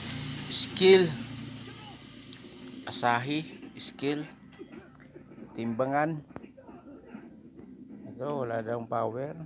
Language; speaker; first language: Filipino; non-native, local second language; Cebuano